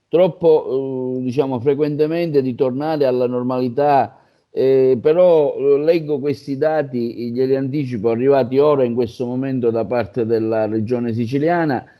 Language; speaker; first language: Italian; native; Italian